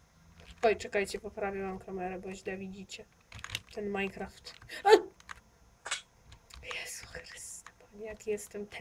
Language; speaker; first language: Polish; native; Polish